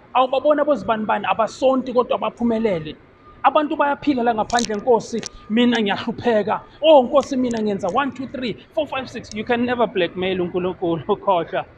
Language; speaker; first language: Zulu; non-native, local second language; Tsonga